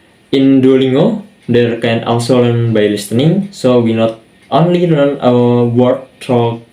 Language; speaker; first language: English; non-native, learner; Indonesian